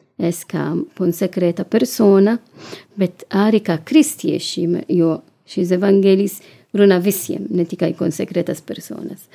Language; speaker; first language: Latvian; non-native, learner; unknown